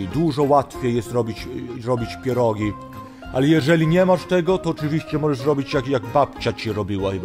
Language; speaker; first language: Polish; early bilingual, heritage; Polish